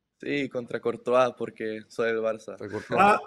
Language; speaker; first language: Spanish; early bilingual, heritage; Spanish